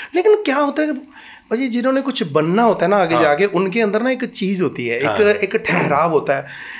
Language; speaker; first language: Hindi; native; Hindi